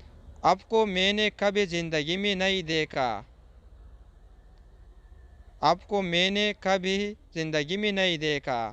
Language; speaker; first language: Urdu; non-native, fluent; Pashto